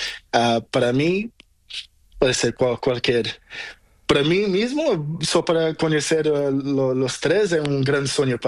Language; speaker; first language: Spanish; non-native, learner; Portuguese